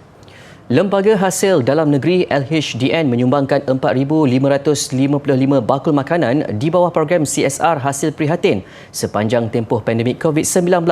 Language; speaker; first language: Malay; native; Malay